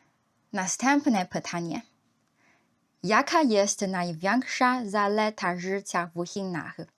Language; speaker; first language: Polish; non-native, learner; Chinese